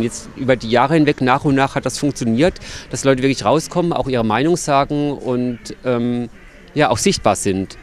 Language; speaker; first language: German; native; German